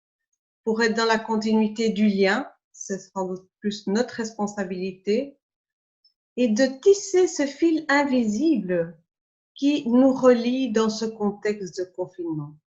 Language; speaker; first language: French; native; French